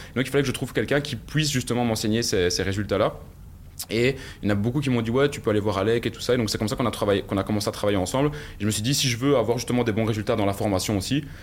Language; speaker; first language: French; native; French